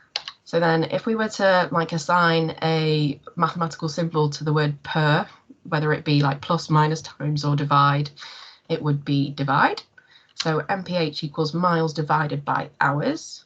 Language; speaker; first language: English; native; English